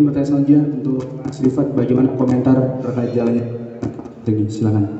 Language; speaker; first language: Indonesian; native; Indonesian